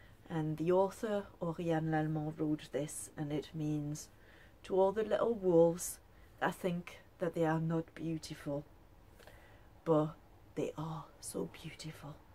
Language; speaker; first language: English; non-native, fluent; French